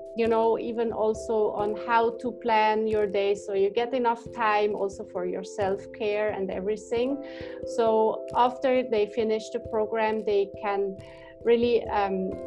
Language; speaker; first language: English; non-native, fluent; German